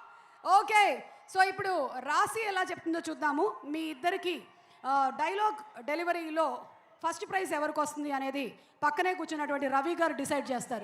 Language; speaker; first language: Telugu; native; Telugu